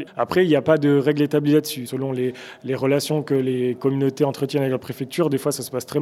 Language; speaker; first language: French; native; French